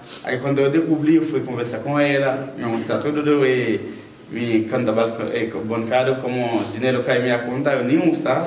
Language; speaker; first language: Portuguese; non-native, learner; Haitian Creole